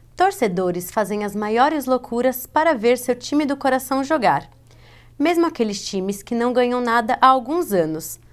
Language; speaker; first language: Portuguese; native; Portuguese